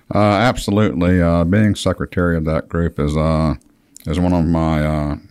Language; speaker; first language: English; native; English